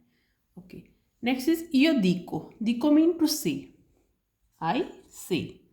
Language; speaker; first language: English; non-native, learner; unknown